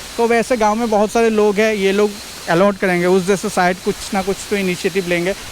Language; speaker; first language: Hindi; non-native, local second language; Assamese